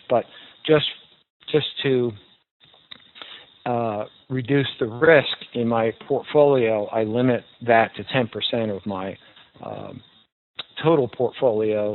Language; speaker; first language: English; native; English